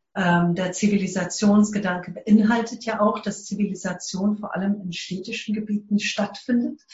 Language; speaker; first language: German; non-native, fluent; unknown